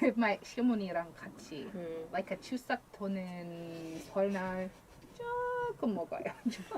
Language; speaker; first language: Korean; non-native, learner; English